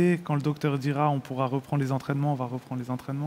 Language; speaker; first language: French; native; French